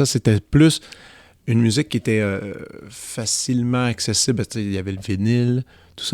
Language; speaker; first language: French; native; French